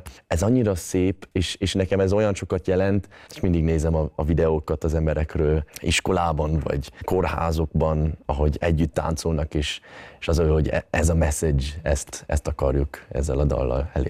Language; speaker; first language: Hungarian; early bilingual, other home language; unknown